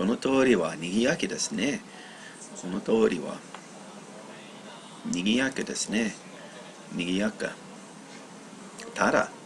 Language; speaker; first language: Japanese; non-native, learner; English